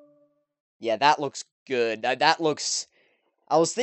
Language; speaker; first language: English; native; English